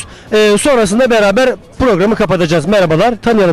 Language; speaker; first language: Turkish; native; Turkish